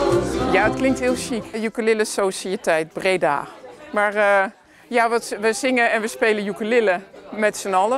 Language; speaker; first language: Dutch; native; Dutch